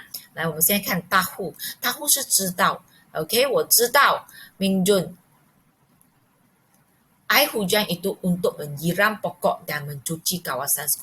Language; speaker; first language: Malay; non-native, local second language; Chinese